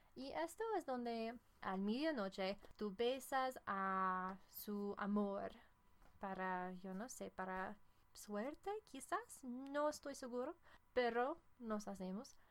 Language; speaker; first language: Spanish; non-native, fluent; English